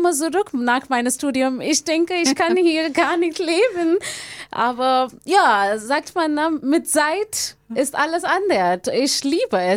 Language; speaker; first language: German; non-native, fluent; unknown